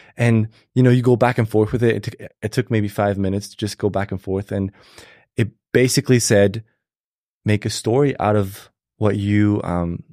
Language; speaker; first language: English; non-native, fluent; German